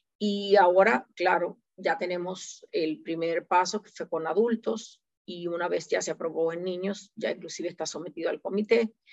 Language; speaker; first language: Spanish; native; Spanish